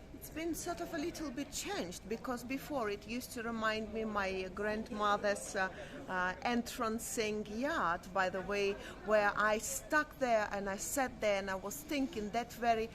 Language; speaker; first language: English; non-native, fluent; Russian